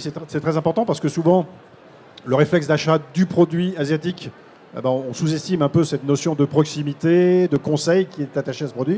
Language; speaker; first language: French; native; French